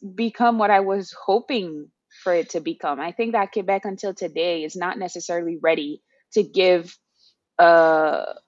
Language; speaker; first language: English; non-native, fluent; Haitian Creole